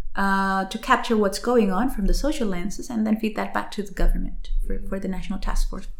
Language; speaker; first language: English; non-native, fluent; Indonesian